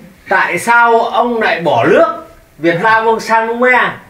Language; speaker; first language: Vietnamese; non-native, local second language; French